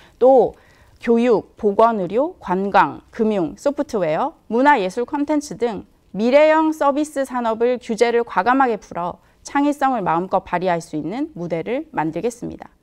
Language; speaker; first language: Korean; native; Korean